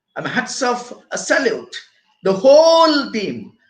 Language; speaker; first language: English; non-native, local second language; Kannada